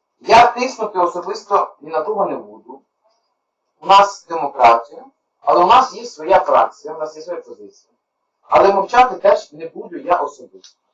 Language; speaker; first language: Ukrainian; native; Ukrainian